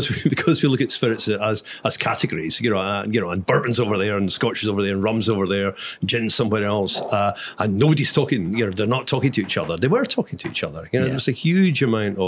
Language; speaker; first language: English; native; English